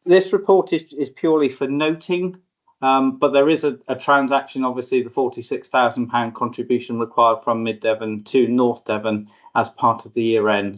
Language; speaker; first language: English; native; English